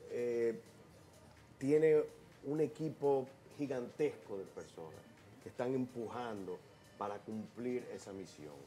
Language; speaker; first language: Spanish; native; Spanish